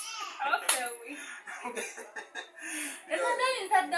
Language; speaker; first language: French; non-native, learner; Haitian Creole